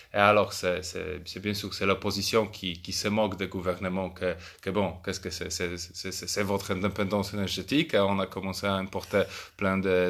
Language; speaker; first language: French; non-native, fluent; Polish